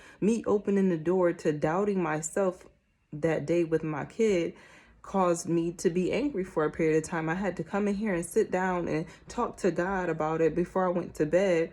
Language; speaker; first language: English; native; English